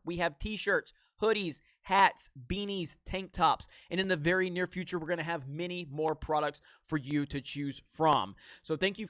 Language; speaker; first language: English; native; English